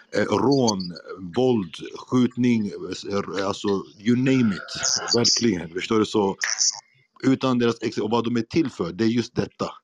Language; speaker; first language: Swedish; non-native, fluent; Arabic